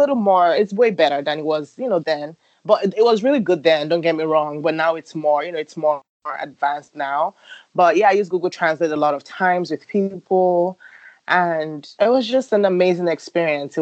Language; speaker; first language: English; non-native, local second language; Yoruba